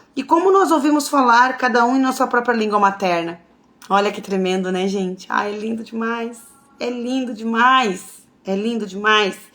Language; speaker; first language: Portuguese; native; Portuguese